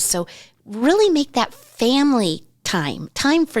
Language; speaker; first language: English; native; English